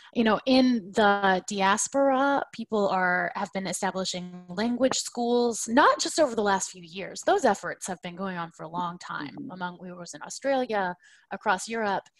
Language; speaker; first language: English; native; English